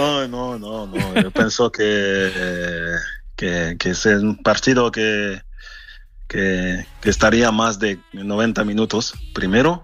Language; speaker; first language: Spanish; non-native, fluent; French